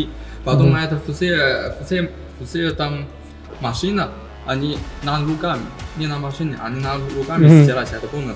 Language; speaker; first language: Russian; non-native, learner; Chinese